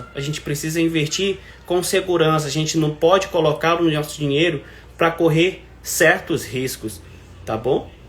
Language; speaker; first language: Portuguese; native; Portuguese